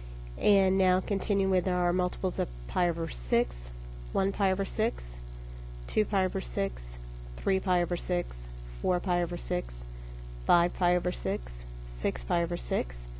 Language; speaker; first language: English; native; English